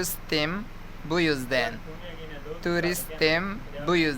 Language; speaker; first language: Turkish; non-native, learner; Urdu